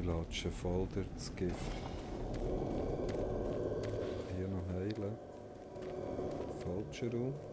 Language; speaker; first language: German; native; German